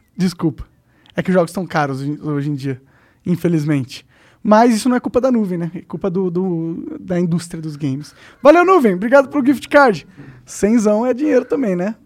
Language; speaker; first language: Portuguese; native; Portuguese